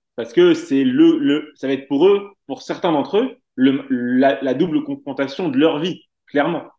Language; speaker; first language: French; native; French